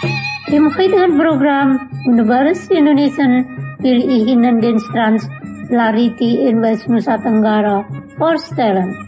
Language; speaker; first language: German; non-native, learner; Indonesian